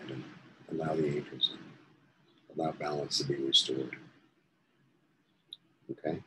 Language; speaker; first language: English; native; English